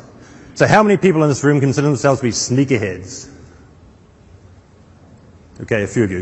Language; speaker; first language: English; native; English